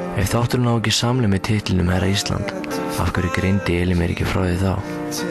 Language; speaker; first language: Icelandic; early bilingual, heritage; Icelandic